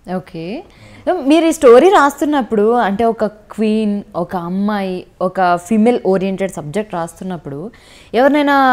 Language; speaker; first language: Telugu; native; Telugu